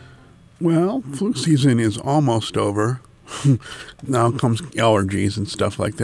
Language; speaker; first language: English; native; English